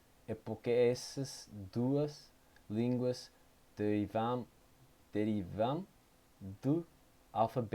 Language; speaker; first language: Portuguese; non-native, learner; English